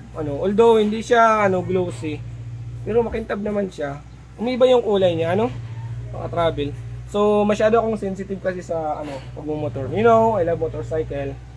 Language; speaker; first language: Filipino; non-native, local second language; Waray